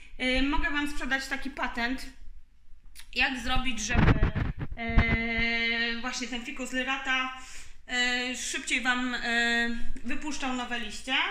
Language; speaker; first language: Polish; native; Polish